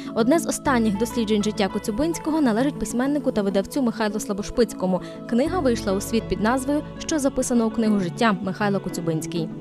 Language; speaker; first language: Ukrainian; native; Ukrainian